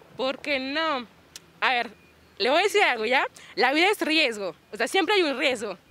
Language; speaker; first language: Spanish; non-native, fluent; Malagasy